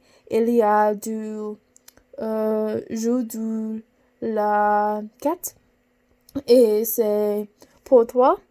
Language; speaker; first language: French; non-native, learner; English